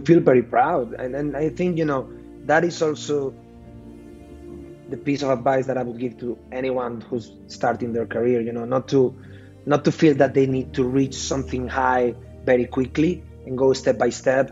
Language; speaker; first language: English; non-native, fluent; Spanish